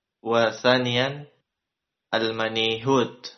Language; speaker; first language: Arabic; non-native, learner; Indonesian